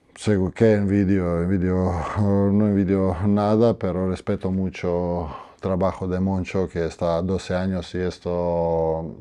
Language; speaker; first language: Spanish; non-native, fluent; Croatian